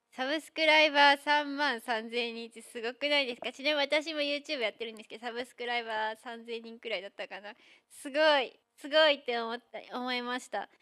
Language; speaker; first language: Japanese; non-native, fluent; English